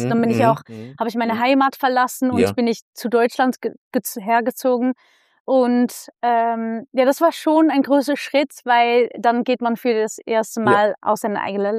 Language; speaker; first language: German; non-native, fluent; Dutch